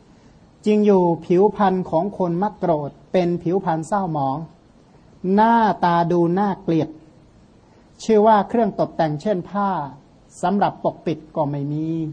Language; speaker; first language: Thai; non-native, local second language; Khmer